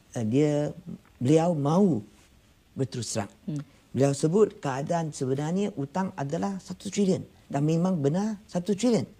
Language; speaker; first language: Malay; non-native, local second language; Chinese